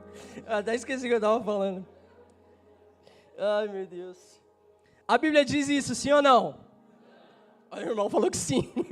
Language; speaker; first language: Portuguese; native; Portuguese